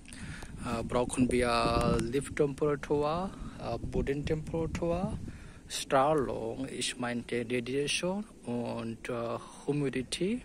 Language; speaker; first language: German; non-native, learner; Bangla